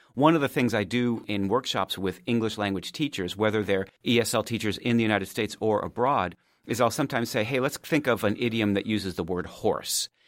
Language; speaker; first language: English; native; English